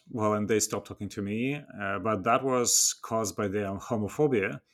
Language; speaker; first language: English; non-native, fluent; Russian